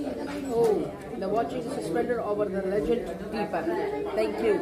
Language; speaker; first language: English; non-native, learner; Hindi